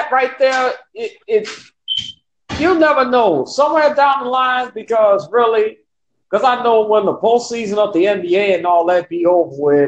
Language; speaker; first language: English; native; English